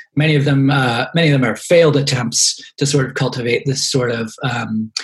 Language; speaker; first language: English; native; English